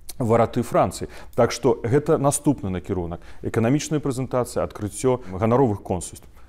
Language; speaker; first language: Belarusian; non-native, local second language; Russian